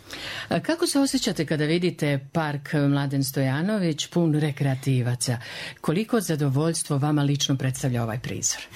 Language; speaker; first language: Serbian; native; Serbian